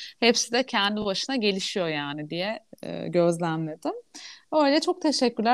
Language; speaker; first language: Turkish; native; Turkish